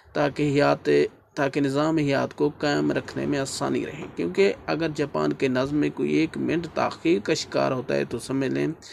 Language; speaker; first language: Urdu; native; Urdu